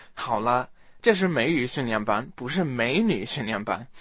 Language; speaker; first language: Chinese; non-native, fluent; English